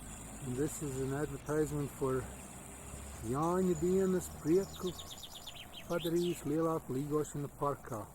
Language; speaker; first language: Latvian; early bilingual, heritage; Latvian